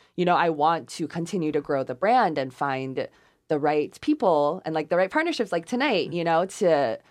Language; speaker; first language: English; non-native, fluent; Chinese